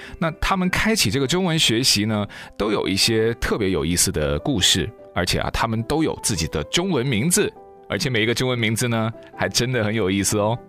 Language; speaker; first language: Chinese; native; Chinese